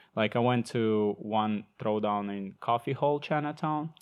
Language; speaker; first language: English; non-native, learner; Ukrainian